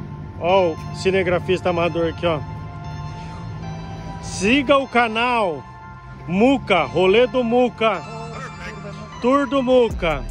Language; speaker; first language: Portuguese; native; Portuguese